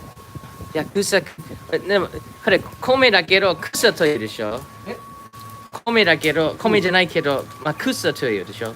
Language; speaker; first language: Japanese; non-native, fluent; English